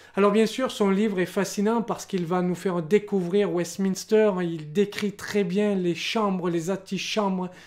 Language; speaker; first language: French; native; French